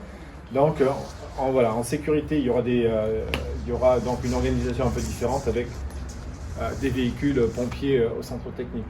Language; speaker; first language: French; native; French